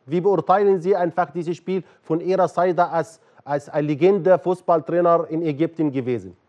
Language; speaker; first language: German; non-native, learner; Arabic